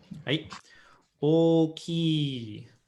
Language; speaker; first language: Japanese; non-native, fluent; English